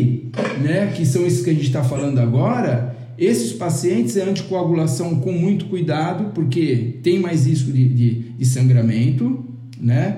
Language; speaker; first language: Portuguese; native; Portuguese